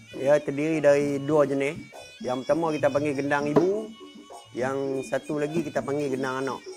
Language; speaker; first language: Malay; native; Malay